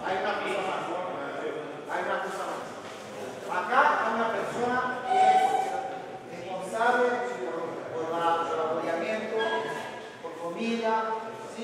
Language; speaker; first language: Spanish; non-native, fluent; Portuguese